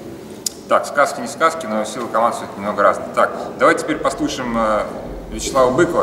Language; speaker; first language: Russian; native; Russian